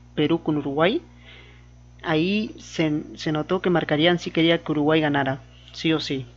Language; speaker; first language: Spanish; native; Spanish